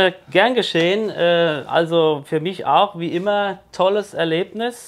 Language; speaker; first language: German; native; German